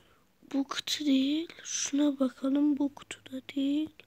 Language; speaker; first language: Turkish; native; Turkish